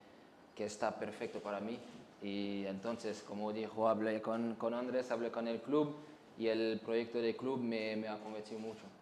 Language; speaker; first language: Spanish; non-native, learner; French